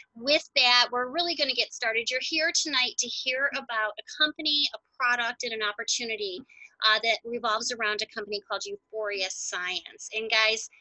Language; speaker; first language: English; native; English